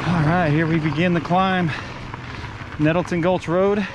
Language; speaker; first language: English; native; English